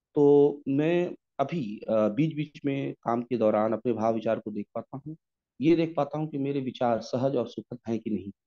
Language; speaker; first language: Hindi; native; Hindi